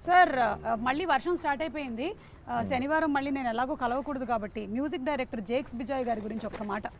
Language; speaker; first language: Telugu; native; Telugu